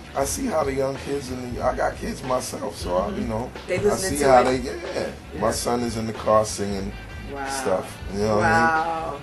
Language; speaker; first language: English; native; English